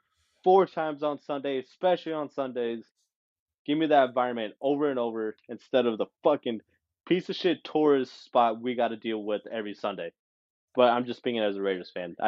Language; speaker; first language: English; native; English